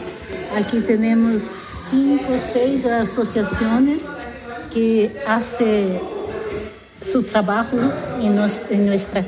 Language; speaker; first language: Spanish; non-native, learner; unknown